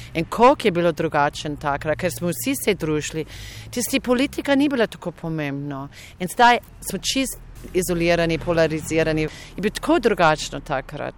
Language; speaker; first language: Slovenian; non-native, fluent; English